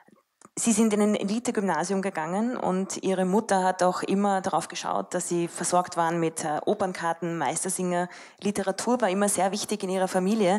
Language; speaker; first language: German; native; German